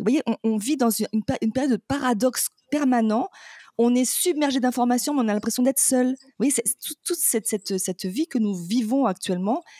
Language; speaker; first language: French; native; French